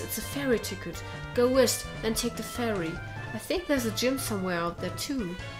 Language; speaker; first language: English; non-native, fluent; German